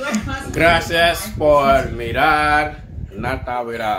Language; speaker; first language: Spanish; non-native, learner; English